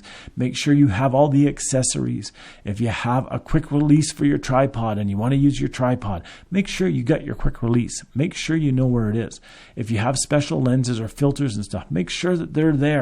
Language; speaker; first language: English; native; English